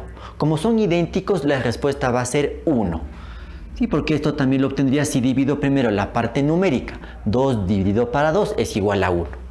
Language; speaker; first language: Spanish; native; Spanish